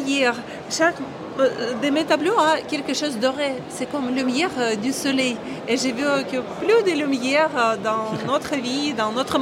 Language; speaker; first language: French; non-native, learner; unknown